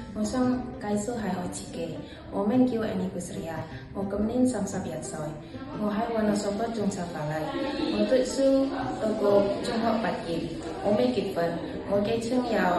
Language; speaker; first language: Cantonese; non-native, learner; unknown